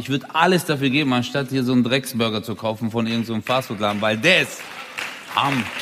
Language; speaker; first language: German; early bilingual, other home language; Turkish